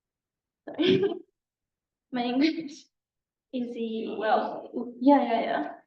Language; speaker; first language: English; non-native, learner; Japanese